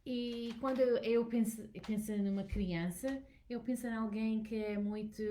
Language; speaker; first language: Portuguese; non-native, learner; English